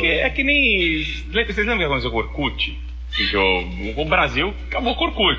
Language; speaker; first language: Portuguese; native; Portuguese